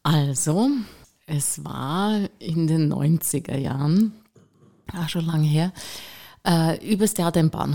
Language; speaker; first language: German; native; German